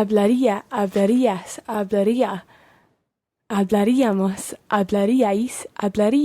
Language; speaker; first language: Spanish; non-native, learner; English